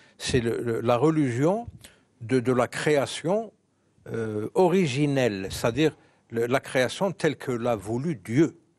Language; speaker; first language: French; non-native, local second language; Arabic